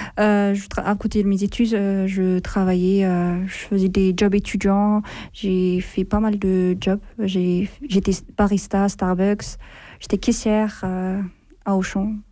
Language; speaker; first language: French; non-native, fluent; Amharic